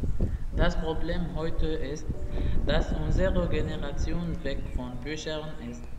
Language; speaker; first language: German; non-native, learner; Arabic